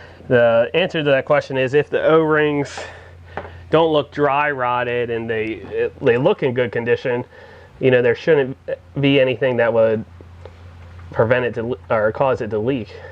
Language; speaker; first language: English; native; English